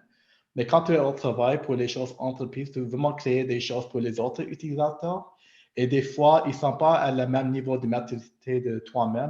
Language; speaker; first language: French; non-native, local second language; English